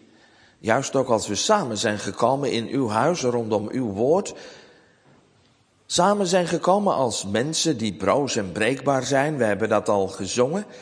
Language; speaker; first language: Dutch; native; Dutch